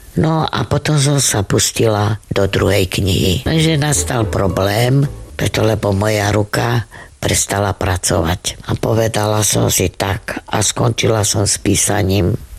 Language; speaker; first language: Slovak; non-native, local second language; Romany